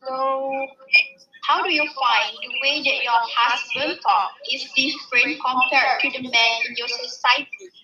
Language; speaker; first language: English; non-native, local second language; Malay